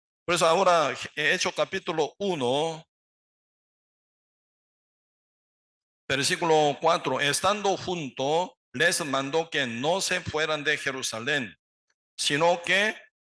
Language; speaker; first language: Spanish; non-native, learner; Korean